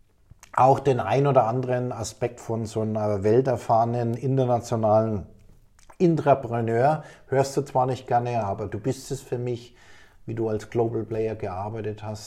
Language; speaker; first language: German; native; German